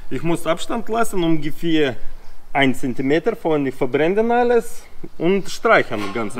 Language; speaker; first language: German; non-native, learner; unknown